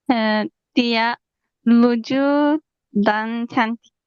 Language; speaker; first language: Indonesian; non-native, learner; Turkish